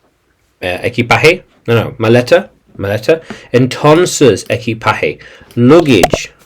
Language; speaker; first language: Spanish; non-native, learner; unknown